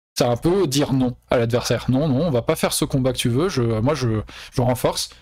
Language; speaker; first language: French; native; French